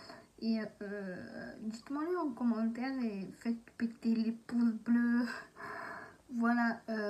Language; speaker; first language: French; native; French